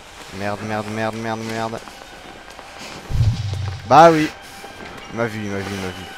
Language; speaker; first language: French; native; French